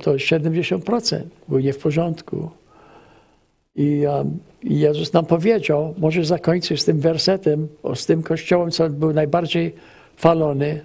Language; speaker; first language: Polish; early bilingual, heritage; English